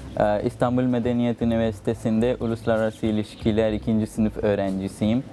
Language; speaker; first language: Turkish; non-native, fluent; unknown